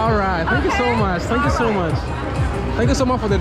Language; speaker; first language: English; non-native, local second language; Swahili